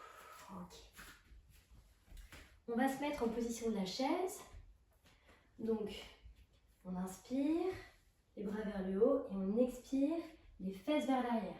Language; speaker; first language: French; native; French